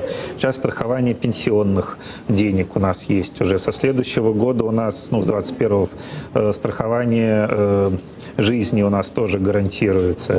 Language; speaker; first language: Russian; native; Russian